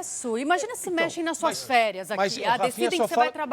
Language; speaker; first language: Portuguese; native; Portuguese